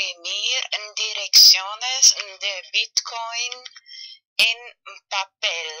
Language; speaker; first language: Spanish; non-native, fluent; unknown